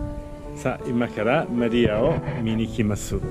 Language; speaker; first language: Japanese; non-native, learner; Italian